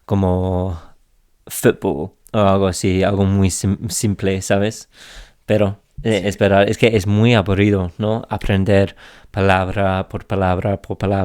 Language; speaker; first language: Spanish; non-native, fluent; English